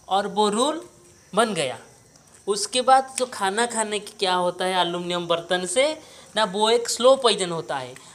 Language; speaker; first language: Hindi; non-native, local second language; Odia